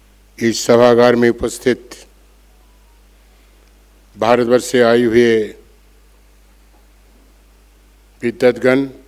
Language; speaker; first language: Hindi; non-native, local second language; Bangla